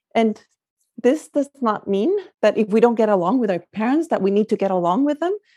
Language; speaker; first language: English; non-native, fluent; Spanish